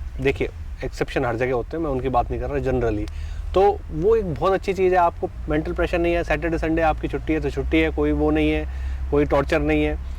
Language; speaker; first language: Hindi; native; Hindi